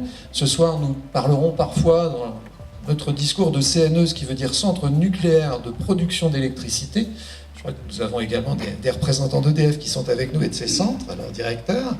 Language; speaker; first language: French; native; French